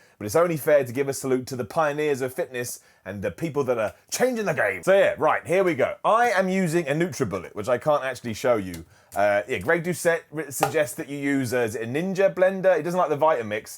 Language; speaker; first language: English; native; English